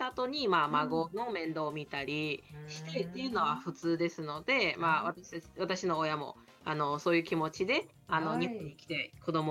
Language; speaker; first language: Japanese; non-native, fluent; Chinese